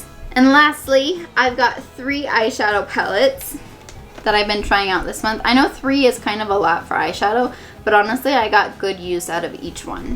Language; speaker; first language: English; native; English